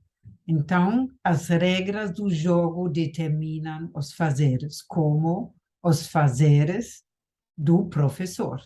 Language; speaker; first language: Portuguese; non-native, fluent; German